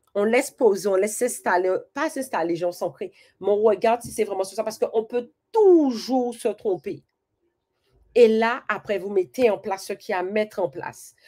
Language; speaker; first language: French; native; French